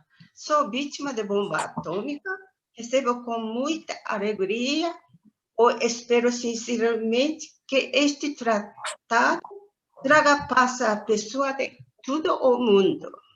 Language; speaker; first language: Portuguese; non-native, learner; Japanese